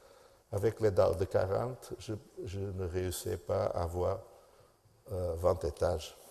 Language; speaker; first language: French; non-native, fluent; Portuguese